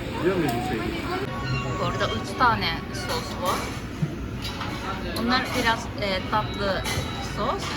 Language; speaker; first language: Turkish; non-native, learner; Japanese